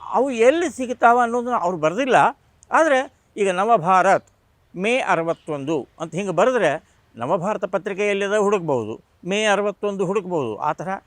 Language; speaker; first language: Kannada; non-native, local second language; Marathi